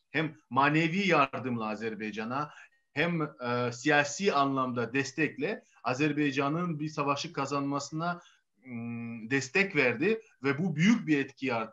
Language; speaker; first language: Turkish; non-native, fluent; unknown